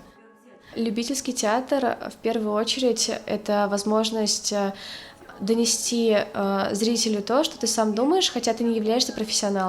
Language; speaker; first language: Russian; native; Russian